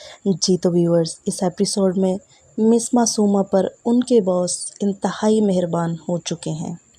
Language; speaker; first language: Urdu; native; Urdu